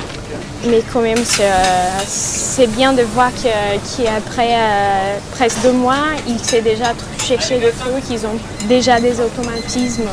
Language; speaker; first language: French; non-native, fluent; Portuguese